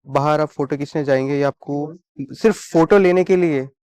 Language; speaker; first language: Hindi; non-native, local second language; Telugu